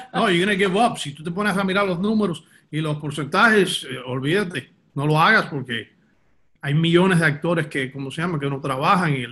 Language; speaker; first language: Spanish; early bilingual, heritage; Spanish